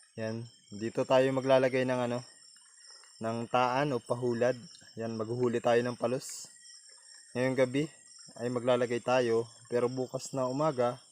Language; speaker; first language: Filipino; native; Filipino